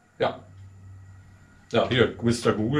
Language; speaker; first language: German; native; German